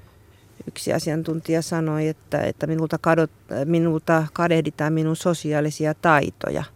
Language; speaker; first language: Finnish; native; Finnish